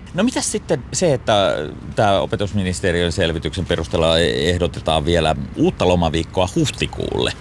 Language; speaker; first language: Finnish; native; Finnish